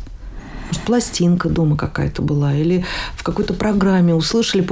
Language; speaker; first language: Russian; native; Russian